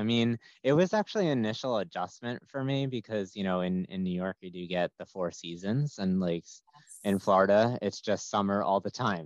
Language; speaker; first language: English; native; English